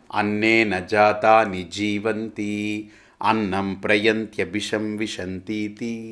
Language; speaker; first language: Telugu; native; Telugu